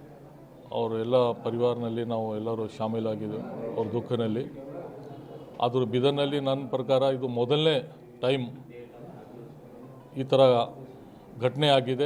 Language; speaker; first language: Kannada; non-native, local second language; Urdu